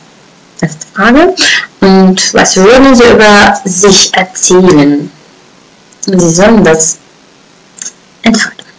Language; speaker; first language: German; non-native, fluent; Uzbek